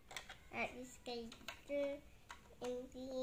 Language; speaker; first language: Indonesian; early bilingual, heritage; English